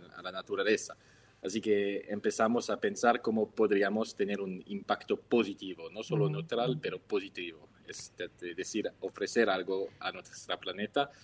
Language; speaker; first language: Spanish; non-native, fluent; French